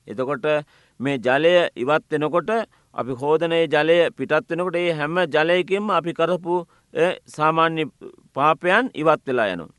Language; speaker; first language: Sinhala; non-native, local second language; Tamil